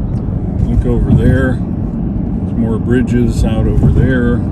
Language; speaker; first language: English; native; English